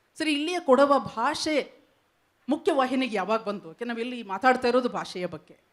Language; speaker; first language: Kannada; non-native, local second language; Kodava